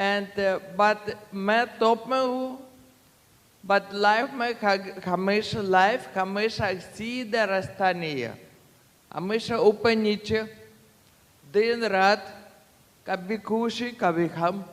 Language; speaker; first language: Hindi; non-native, learner; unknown